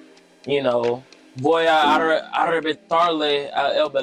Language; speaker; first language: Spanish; non-native, learner; English